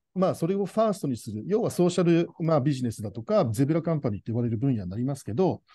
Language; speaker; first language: Japanese; native; Japanese